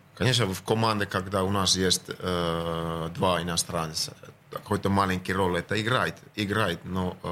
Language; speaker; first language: Russian; non-native, fluent; Finnish